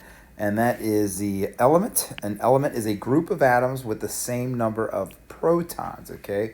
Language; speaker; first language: English; native; English